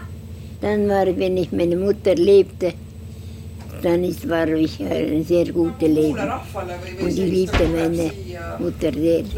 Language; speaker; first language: German; non-native, learner; Estonian